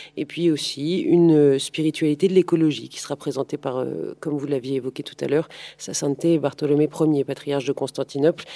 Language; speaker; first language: French; native; French